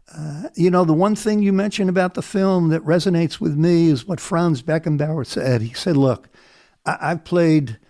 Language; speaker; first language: English; native; English